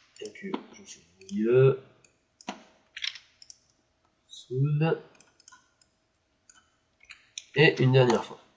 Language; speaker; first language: French; native; French